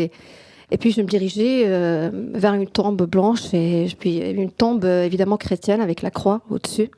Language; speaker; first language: French; non-native, local second language; Arabic